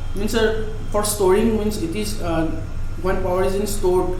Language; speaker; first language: English; non-native, local second language; Assamese